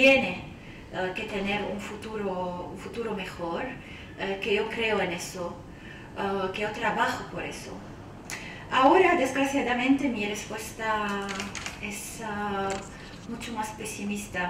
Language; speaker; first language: Spanish; non-native, fluent; Arabic